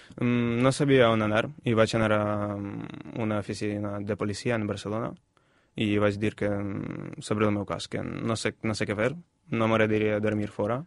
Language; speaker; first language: Catalan; non-native, fluent; Ukrainian